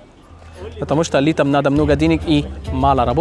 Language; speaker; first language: Russian; non-native, learner; Arabic